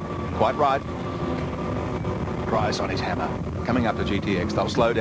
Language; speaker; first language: English; native; English